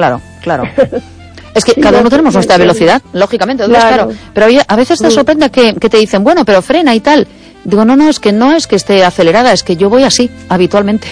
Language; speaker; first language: Spanish; native; Spanish